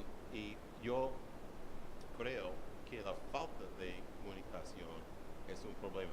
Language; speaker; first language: Spanish; non-native, learner; English